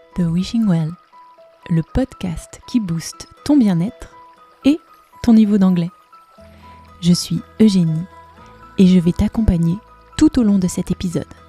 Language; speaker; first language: French; native; French